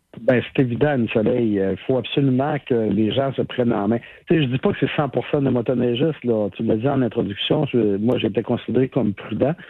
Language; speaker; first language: French; native; French